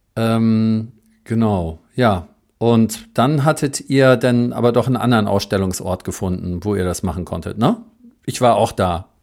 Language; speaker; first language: German; native; German